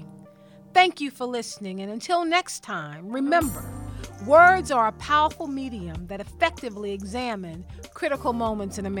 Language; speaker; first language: English; native; English